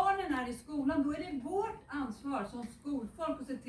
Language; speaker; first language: Swedish; native; Swedish